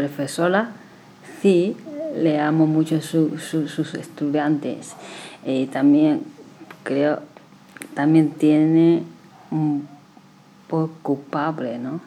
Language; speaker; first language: Spanish; non-native, learner; Chinese